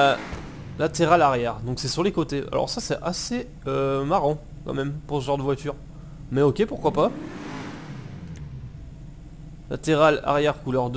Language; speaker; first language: French; native; French